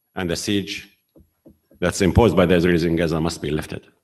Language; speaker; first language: English; non-native, fluent; Arabic